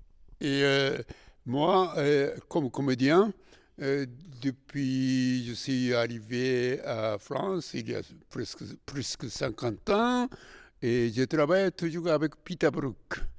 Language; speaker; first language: French; non-native, fluent; Japanese